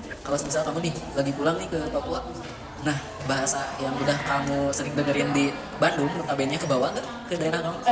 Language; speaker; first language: Indonesian; native; Indonesian